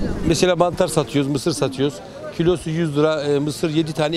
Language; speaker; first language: Turkish; native; Turkish